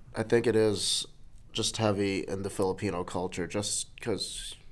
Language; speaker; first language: English; native; English